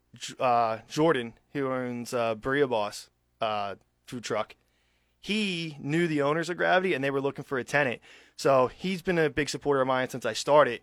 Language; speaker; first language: English; native; English